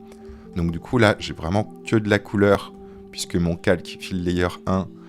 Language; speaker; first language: French; native; French